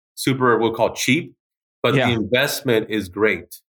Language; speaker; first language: English; native; English